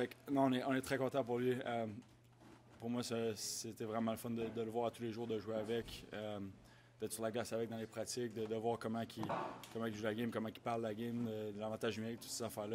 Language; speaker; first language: French; native; French